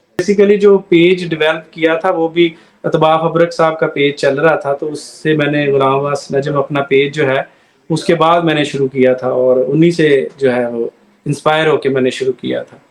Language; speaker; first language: Urdu; non-native, local second language; Punjabi